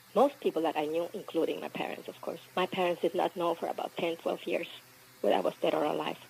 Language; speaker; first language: English; early bilingual, other home language; Spanish